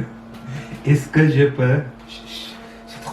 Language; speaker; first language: French; non-native, learner; Sinhala